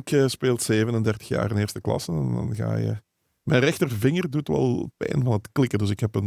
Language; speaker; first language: Dutch; native; Dutch